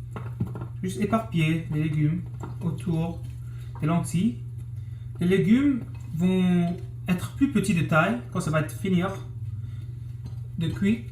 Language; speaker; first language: French; non-native, local second language; English